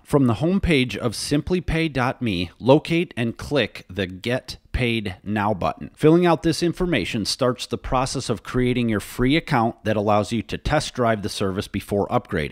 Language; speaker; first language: English; native; English